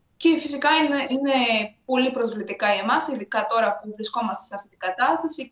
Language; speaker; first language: Greek; non-native, fluent; Ukrainian